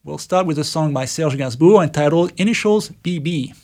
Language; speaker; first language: English; non-native, fluent; French